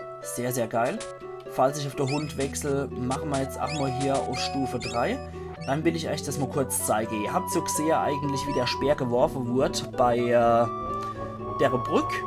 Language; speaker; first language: German; native; German